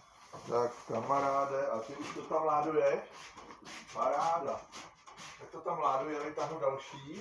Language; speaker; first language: Czech; native; Czech